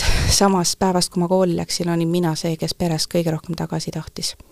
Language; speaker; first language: Estonian; early bilingual, heritage; Estonian